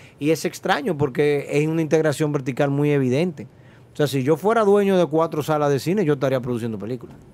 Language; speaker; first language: Spanish; native; Spanish